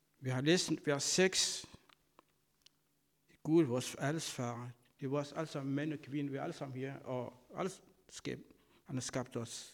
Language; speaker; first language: Danish; non-native, fluent; Kabuverdianu